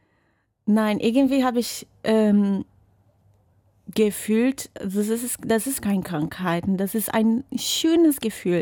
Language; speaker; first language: German; non-native, fluent; Portuguese